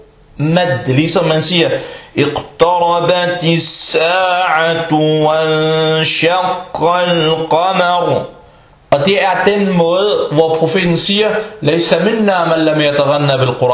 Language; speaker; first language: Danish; non-native, fluent; Arabic